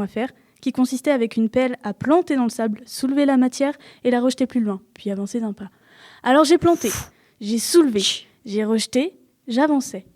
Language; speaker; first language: French; native; French